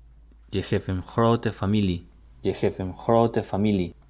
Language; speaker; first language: Dutch; non-native, learner; Spanish